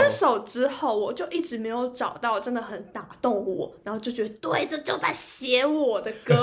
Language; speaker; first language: Chinese; native; Chinese